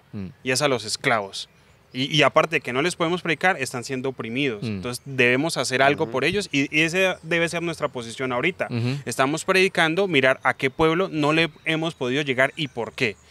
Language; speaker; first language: Spanish; native; Spanish